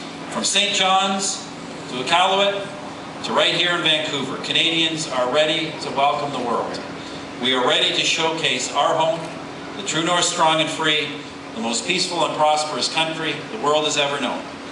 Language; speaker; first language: English; native; English